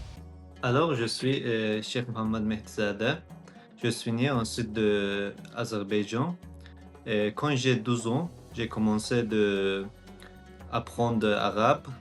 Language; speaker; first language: French; non-native, learner; Azerbaijani